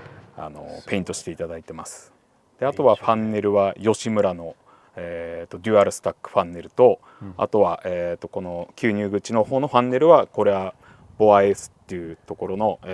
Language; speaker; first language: Japanese; native; Japanese